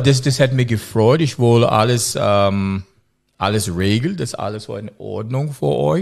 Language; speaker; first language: German; non-native, learner; English